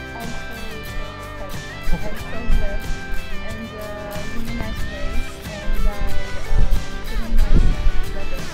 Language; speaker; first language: English; non-native, learner; Russian